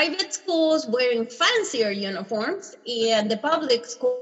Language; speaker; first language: English; non-native, fluent; Spanish